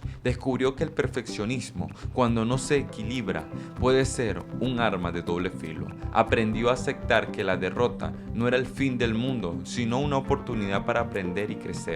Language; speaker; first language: Spanish; native; Spanish